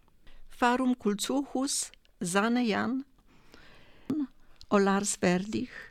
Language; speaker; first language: Danish; non-native, fluent; Polish